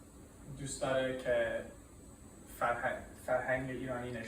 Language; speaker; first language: Persian; non-native, learner; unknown